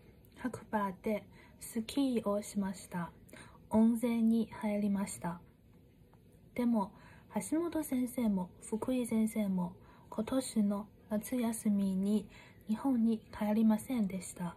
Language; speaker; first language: Japanese; non-native, learner; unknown